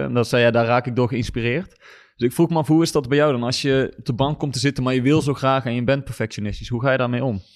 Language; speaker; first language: Dutch; native; Dutch